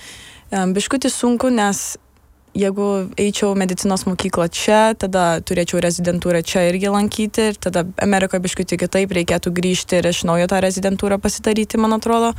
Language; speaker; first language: Lithuanian; early bilingual, heritage; Lithuanian